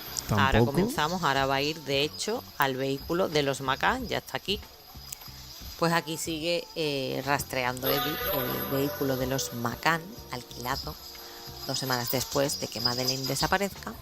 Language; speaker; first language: Spanish; native; Spanish